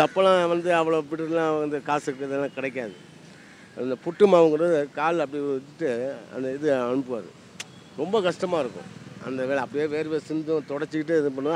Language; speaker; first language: Tamil; native; Tamil